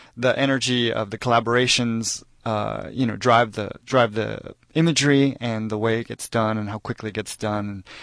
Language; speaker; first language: English; native; English